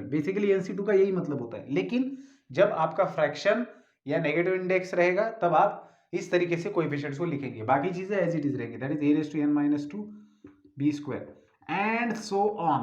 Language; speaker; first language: Hindi; native; Hindi